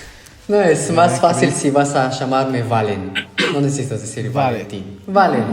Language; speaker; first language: Spanish; non-native, fluent; Hebrew